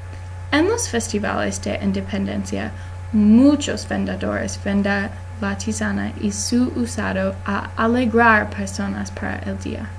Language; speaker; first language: Spanish; non-native, learner; English